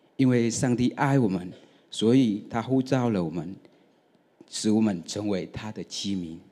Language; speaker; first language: Chinese; non-native, fluent; Vietnamese